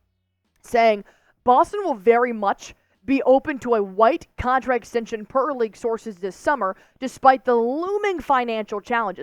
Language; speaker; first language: English; native; English